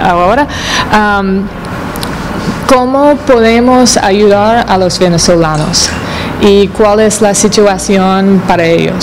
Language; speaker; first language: Spanish; non-native, fluent; English